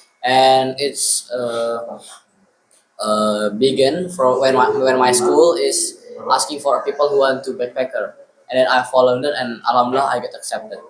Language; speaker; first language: English; non-native, learner; Indonesian